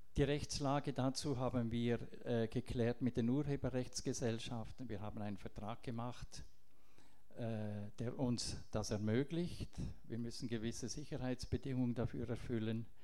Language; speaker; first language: German; non-native, local second language; Italian